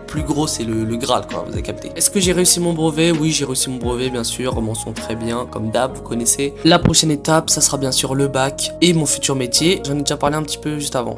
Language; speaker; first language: French; native; French